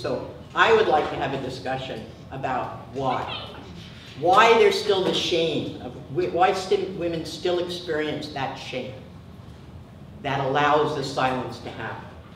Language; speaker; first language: English; native; English